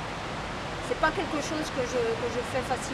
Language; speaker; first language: French; native; French